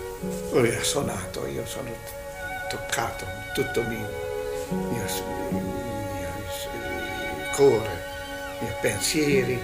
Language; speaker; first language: Italian; non-native, learner; Hungarian